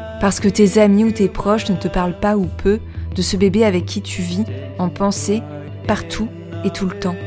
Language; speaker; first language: French; native; French